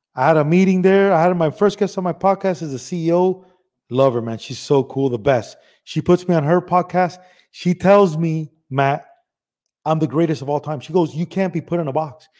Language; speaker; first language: English; early bilingual, other home language; Spanish